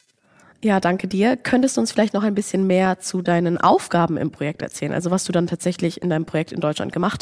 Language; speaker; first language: German; non-native, fluent; Portuguese